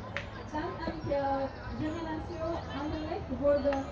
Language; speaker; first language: Dutch; non-native, learner; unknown